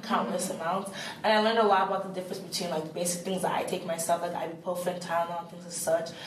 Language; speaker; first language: English; native; English